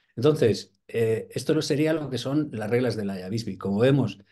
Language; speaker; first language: Spanish; native; Spanish